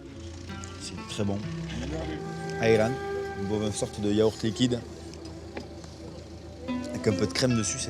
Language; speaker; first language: French; native; French